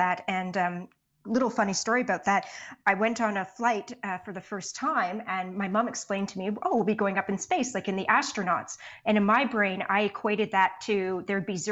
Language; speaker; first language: English; native; English